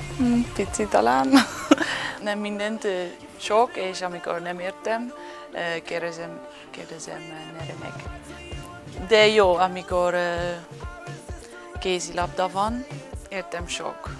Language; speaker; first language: Hungarian; non-native, learner; Dutch